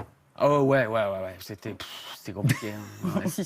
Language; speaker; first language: French; native; French